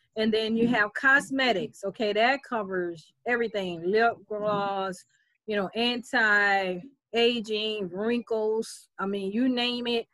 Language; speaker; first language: English; native; English